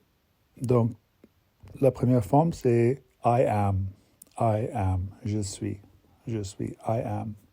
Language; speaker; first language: French; non-native, fluent; English